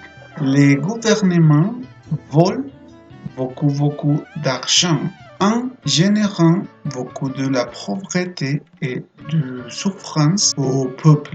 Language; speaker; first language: French; non-native, fluent; Spanish